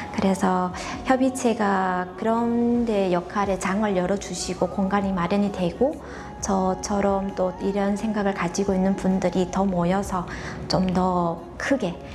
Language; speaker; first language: Korean; non-native, fluent; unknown